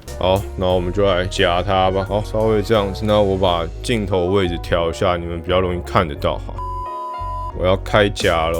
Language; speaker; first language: Chinese; native; Chinese